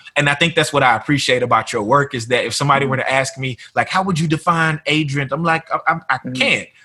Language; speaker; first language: English; native; English